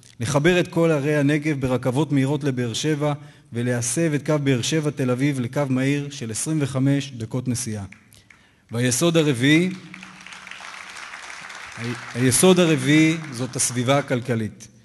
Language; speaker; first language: Hebrew; native; Hebrew